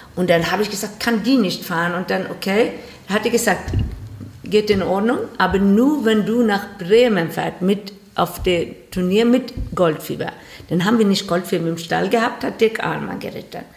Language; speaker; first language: German; non-native, learner; Swedish